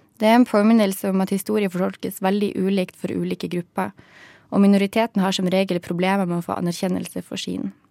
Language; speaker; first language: Norwegian; native; Norwegian